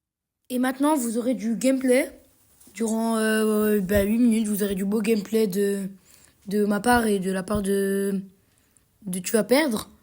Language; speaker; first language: French; native; French